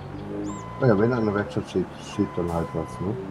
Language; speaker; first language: German; native; German